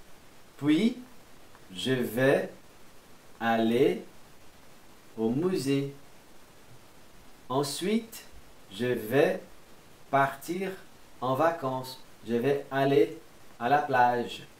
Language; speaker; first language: French; non-native, fluent; Portuguese